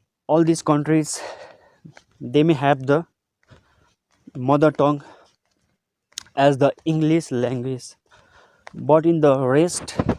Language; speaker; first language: English; non-native, local second language; Nepali